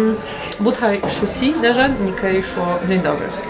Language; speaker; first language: Chinese; non-native, learner; Polish